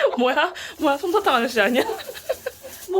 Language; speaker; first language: Korean; native; Korean